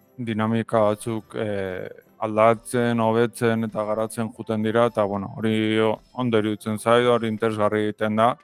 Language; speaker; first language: Basque; native; Basque